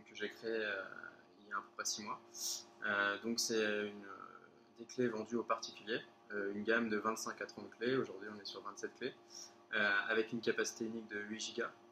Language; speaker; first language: French; native; French